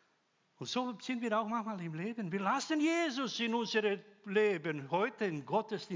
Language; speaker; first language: German; non-native, fluent; Croatian